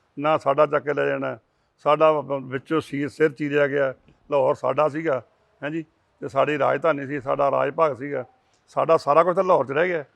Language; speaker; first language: Punjabi; native; Punjabi